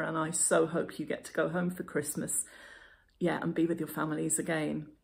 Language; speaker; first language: English; native; English